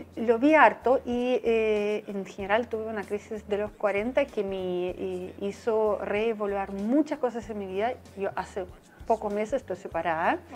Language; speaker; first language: Spanish; non-native, fluent; Russian